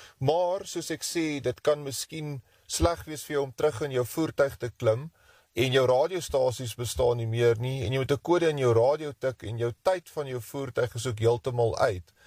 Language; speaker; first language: Afrikaans; native; Afrikaans